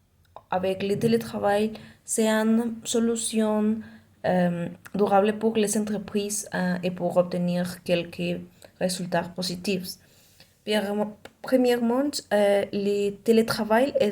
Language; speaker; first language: French; non-native, learner; Spanish